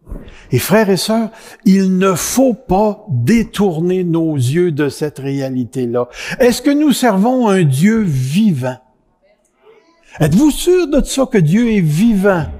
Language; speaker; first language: French; native; French